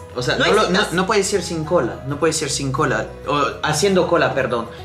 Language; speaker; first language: Spanish; non-native, fluent; French